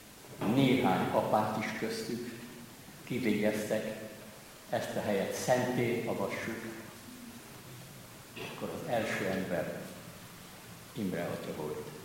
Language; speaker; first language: Hungarian; native; Hungarian